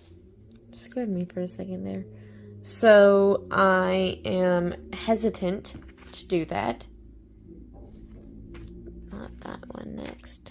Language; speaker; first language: English; native; English